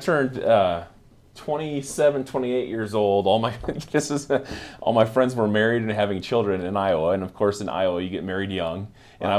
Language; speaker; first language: English; native; English